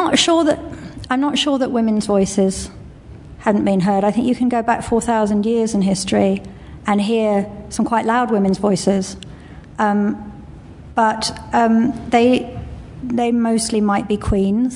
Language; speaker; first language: English; native; English